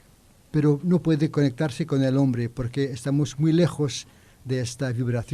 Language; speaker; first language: Spanish; non-native, learner; French